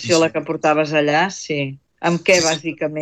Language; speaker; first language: Catalan; native; Catalan